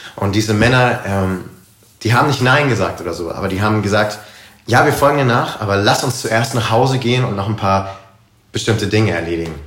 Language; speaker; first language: German; native; German